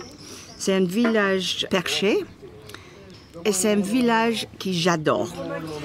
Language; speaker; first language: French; non-native, learner; English